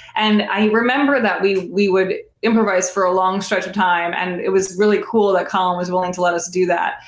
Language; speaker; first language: English; native; English